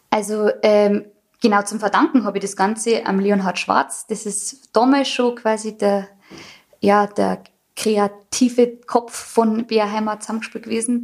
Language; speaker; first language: German; native; German